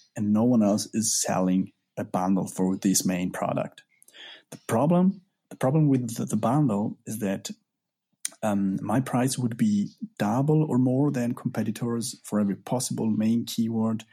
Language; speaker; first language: English; non-native, fluent; Italian